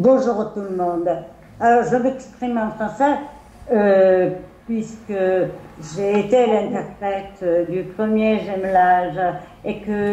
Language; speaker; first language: French; non-native, fluent; Italian